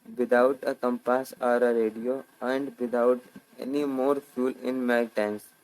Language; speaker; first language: English; non-native, local second language; Hindi